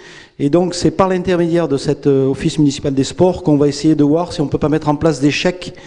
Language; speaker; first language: French; native; French